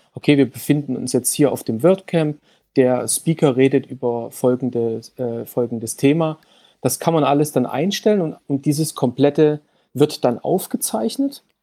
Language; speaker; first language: German; native; German